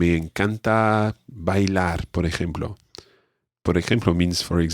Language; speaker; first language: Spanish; non-native, fluent; English